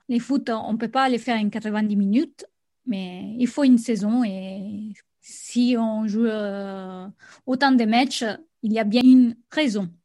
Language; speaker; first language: French; non-native, fluent; Italian